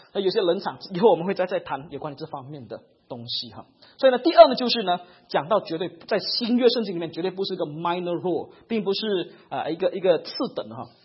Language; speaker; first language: Chinese; native; Chinese